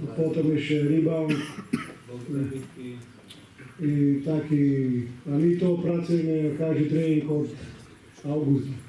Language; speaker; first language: Slovak; non-native, learner; Slovenian